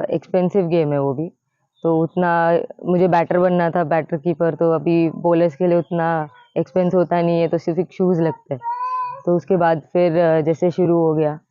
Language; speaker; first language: Hindi; non-native, local second language; Gujarati